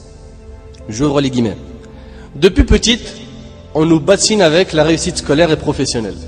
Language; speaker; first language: French; native; French